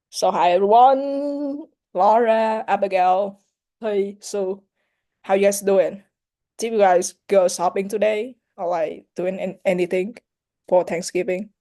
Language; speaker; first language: English; early bilingual, heritage; Vietnamese